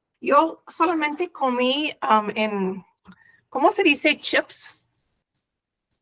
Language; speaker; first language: Spanish; non-native, learner; English